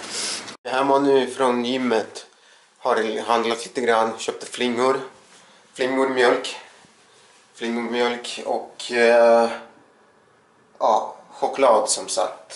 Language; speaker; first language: Swedish; non-native, learner; Russian